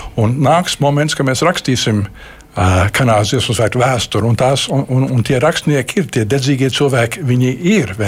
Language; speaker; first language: Latvian; early bilingual, heritage; Latvian